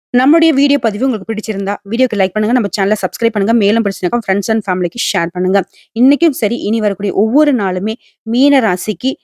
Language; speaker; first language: Tamil; native; Tamil